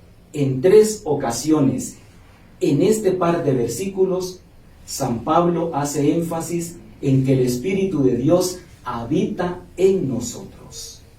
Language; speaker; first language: Spanish; native; Spanish